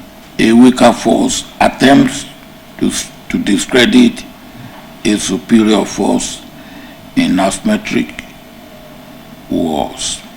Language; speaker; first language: English; non-native, local second language; Yoruba